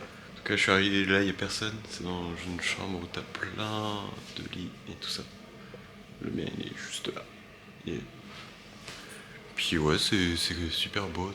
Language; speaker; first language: French; native; French